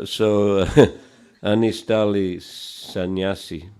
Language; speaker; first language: Russian; non-native, fluent; English